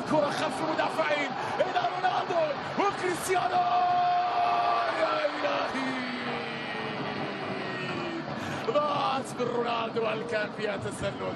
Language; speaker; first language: Arabic; native; Arabic